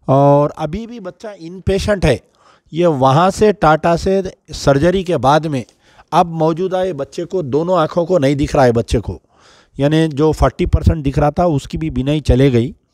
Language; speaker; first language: Hindi; non-native, local second language; Urdu